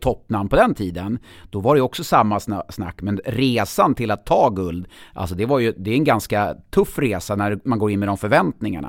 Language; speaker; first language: Swedish; native; Swedish